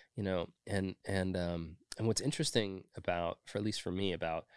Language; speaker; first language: English; native; English